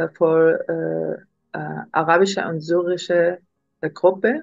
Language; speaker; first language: German; non-native, learner; Arabic